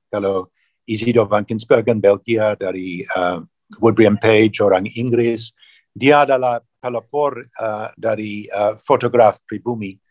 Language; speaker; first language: Indonesian; non-native, fluent; English